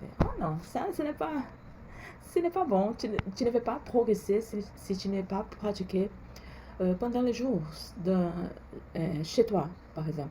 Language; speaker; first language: French; non-native, learner; Portuguese